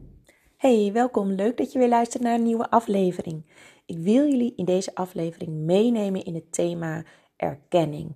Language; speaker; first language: Dutch; native; Dutch